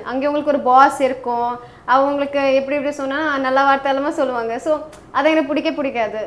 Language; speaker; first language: Tamil; non-native, learner; Hindi